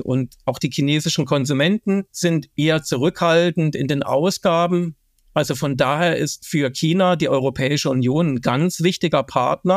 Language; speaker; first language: German; native; German